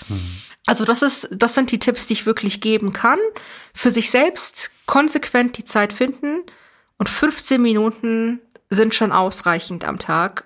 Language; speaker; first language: German; early bilingual, other home language; Persian